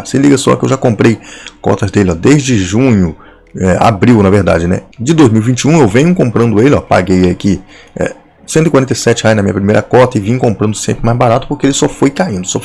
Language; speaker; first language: Portuguese; native; Portuguese